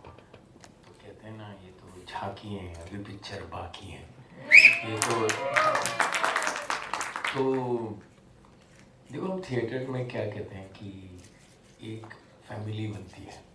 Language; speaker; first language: Hindi; native; Hindi